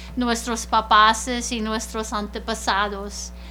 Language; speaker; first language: Spanish; early bilingual, other home language; English